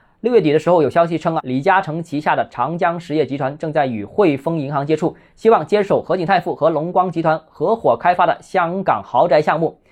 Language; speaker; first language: Chinese; native; Chinese